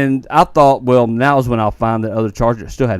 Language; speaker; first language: English; native; English